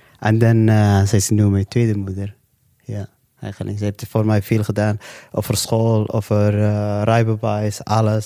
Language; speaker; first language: Dutch; non-native, local second language; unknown